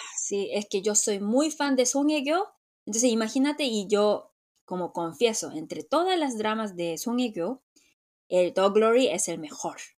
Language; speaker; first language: Spanish; non-native, fluent; Korean